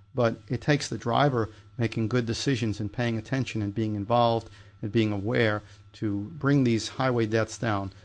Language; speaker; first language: English; native; English